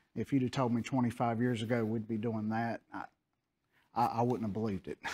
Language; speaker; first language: English; native; English